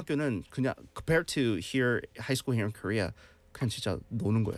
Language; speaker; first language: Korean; early bilingual, heritage; Korean